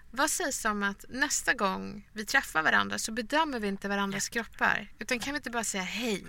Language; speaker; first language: Swedish; native; Swedish